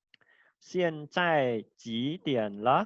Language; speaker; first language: Chinese; non-native, fluent; Khmer